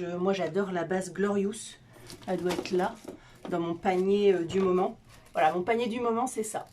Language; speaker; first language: French; native; French